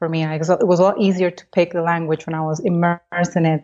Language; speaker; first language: English; non-native, fluent; Spanish